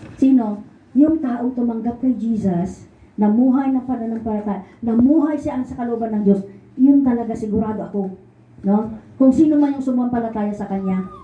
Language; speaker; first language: Filipino; non-native, local second language; Iloko